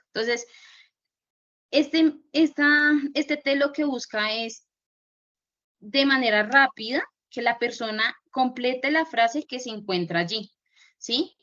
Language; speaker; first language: Spanish; native; Spanish